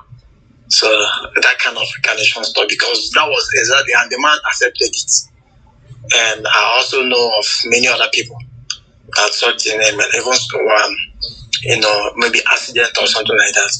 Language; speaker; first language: English; non-native, local second language; Igbo